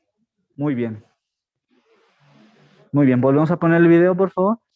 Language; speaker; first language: Spanish; native; Spanish